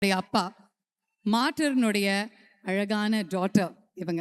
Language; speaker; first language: Tamil; native; Tamil